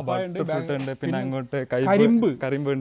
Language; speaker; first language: Malayalam; non-native, local second language; Kannada